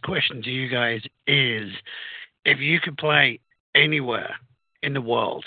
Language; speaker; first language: English; native; English